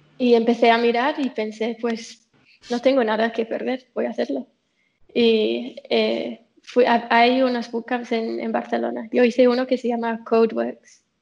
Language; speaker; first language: Spanish; non-native, fluent; English